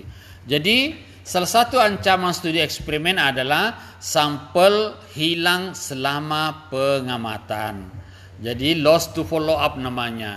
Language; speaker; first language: Indonesian; native; Indonesian